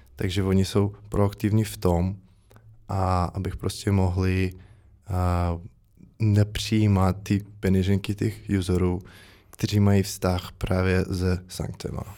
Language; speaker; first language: Czech; non-native, fluent; Russian